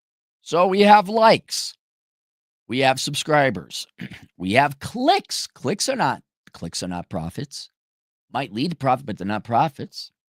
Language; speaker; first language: English; native; English